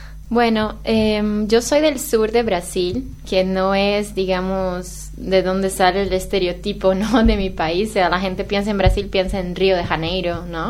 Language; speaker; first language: Spanish; non-native, fluent; Portuguese